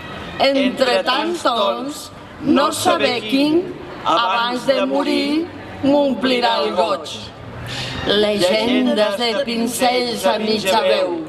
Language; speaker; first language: Catalan; non-native, fluent; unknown